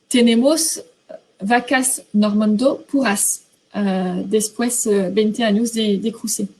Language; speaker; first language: Spanish; non-native, fluent; French